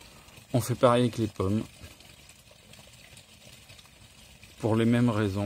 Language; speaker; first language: French; native; French